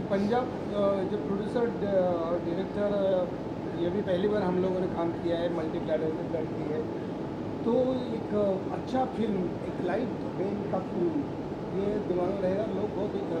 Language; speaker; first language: Hindi; non-native, local second language; Marathi